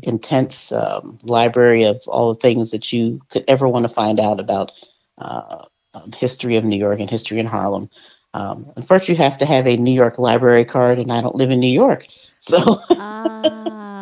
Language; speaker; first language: English; native; English